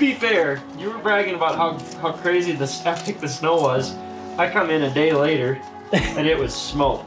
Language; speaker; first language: English; native; English